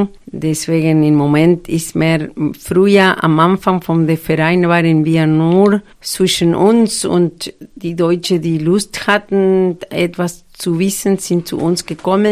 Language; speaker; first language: German; non-native, fluent; Spanish